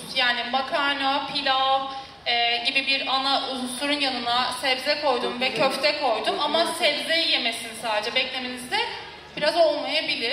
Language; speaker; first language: Turkish; native; Turkish